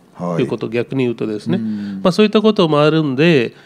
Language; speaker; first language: Japanese; non-native, fluent; Telugu